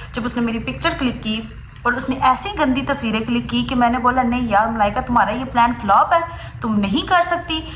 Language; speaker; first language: Urdu; native; Urdu